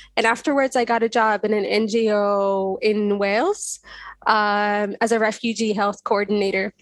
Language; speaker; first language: English; non-native, fluent; Arabic